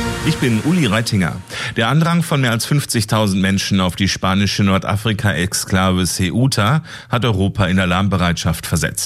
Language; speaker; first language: German; native; German